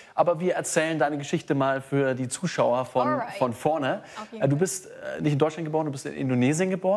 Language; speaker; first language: German; native; German